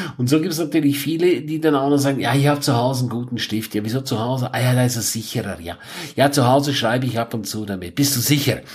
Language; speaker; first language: German; non-native, local second language; Romansh